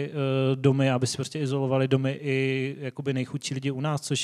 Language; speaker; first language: Czech; native; Czech